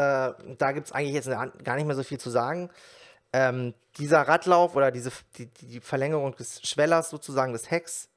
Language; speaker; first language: German; native; German